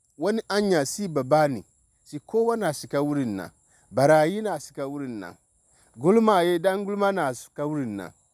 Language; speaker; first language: Hausa; non-native, local second language; Dyula